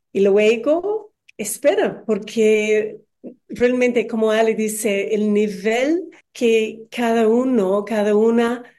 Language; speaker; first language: Spanish; non-native, learner; English